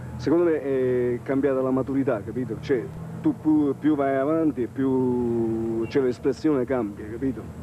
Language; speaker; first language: Italian; native; Italian